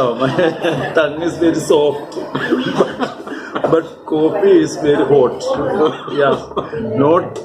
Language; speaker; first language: English; non-native, local second language; Malayalam